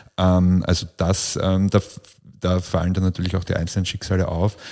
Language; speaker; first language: German; native; German